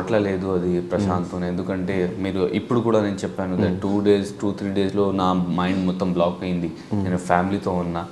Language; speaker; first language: Telugu; non-native, learner; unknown